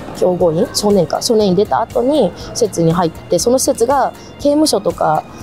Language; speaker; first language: Japanese; native; Japanese